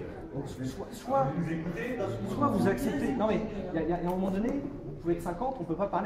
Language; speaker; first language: French; native; French